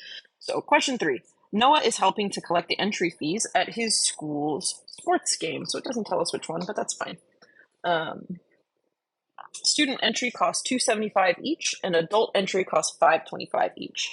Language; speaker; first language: English; native; English